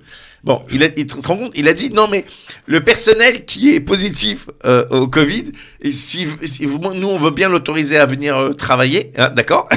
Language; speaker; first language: French; native; French